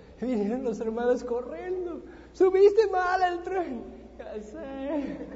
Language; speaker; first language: Spanish; non-native, fluent; English